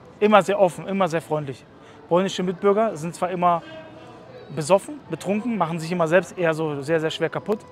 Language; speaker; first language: German; early bilingual, other home language; Russian